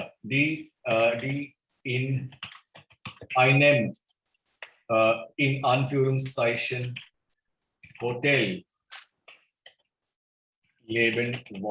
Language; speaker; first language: German; non-native, fluent; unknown